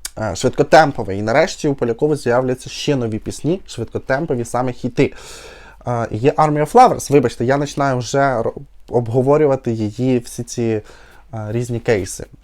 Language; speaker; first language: Ukrainian; non-native, local second language; Russian